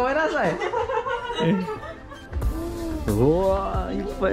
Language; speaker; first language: Japanese; non-native, learner; Indonesian